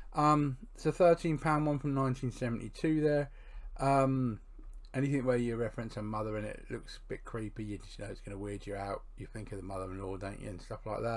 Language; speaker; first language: English; native; English